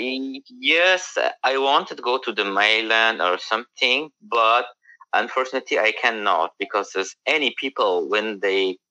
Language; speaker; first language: English; non-native, learner; Persian